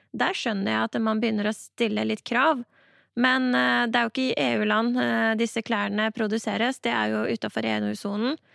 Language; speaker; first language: Norwegian; early bilingual, other home language; Persian